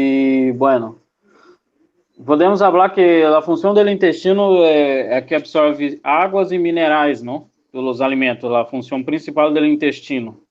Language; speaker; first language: Spanish; non-native, learner; Portuguese